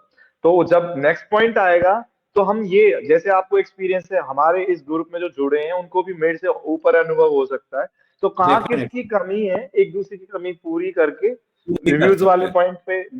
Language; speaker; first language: Hindi; native; Hindi